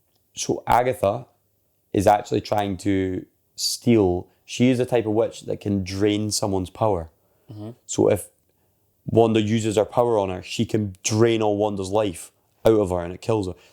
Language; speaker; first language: English; native; English